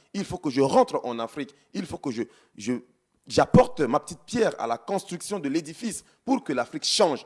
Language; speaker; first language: French; non-native, local second language; Sango